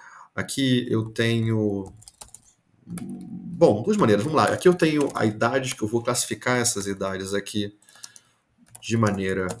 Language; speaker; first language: Portuguese; native; Portuguese